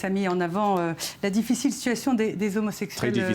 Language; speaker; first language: French; native; French